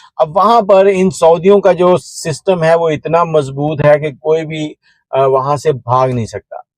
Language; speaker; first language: Urdu; non-native, local second language; Punjabi